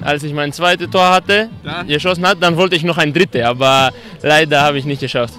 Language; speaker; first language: German; non-native, fluent; Greek